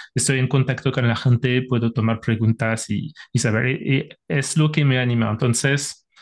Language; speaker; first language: Spanish; non-native, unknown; French